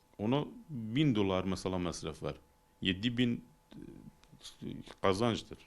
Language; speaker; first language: Turkish; non-native, learner; Persian